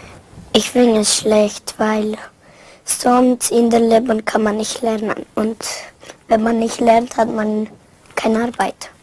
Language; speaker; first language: German; non-native, learner; Spanish